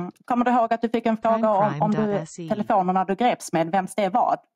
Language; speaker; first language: Swedish; native; Swedish